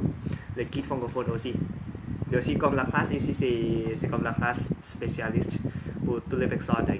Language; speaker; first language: French; non-native, learner; Thai